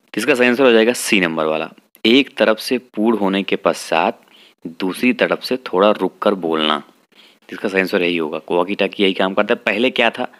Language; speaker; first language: Hindi; native; Hindi